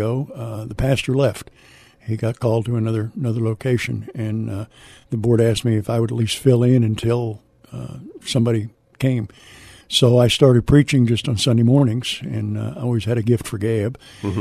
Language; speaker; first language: English; native; English